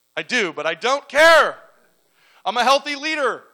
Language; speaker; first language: English; native; English